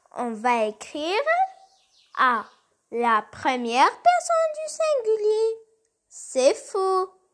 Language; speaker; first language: French; non-native, local second language; Arabic